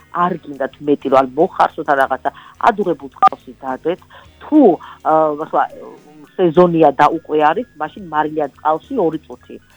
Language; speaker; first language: Georgian; non-native, local second language; Armenian